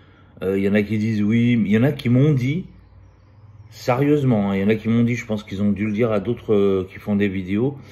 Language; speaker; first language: French; native; French